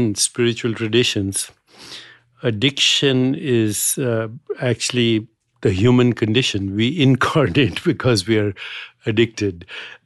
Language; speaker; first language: English; non-native, local second language; Hindi